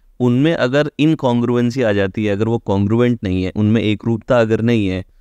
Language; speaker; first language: Hindi; native; Hindi